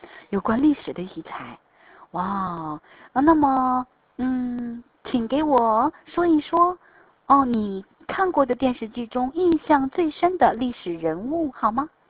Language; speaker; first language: Chinese; native; Chinese